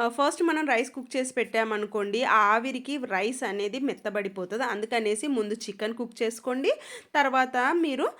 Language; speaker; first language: Telugu; native; Telugu